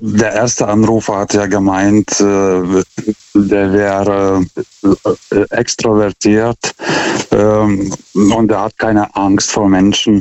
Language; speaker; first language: German; non-native, fluent; Lithuanian